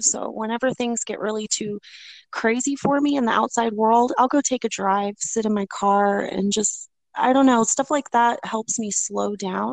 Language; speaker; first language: English; native; English